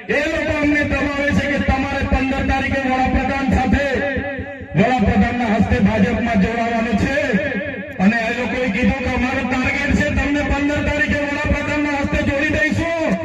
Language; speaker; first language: Gujarati; non-native, local second language; Vasavi